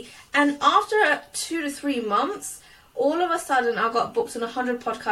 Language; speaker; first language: English; native; English